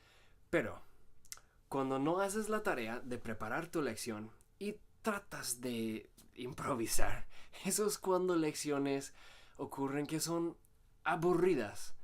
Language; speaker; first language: Spanish; non-native, fluent; English